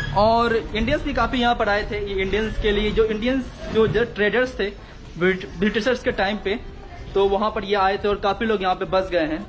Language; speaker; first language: Hindi; native; Hindi